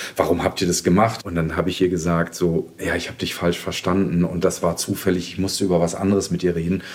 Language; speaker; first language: German; native; German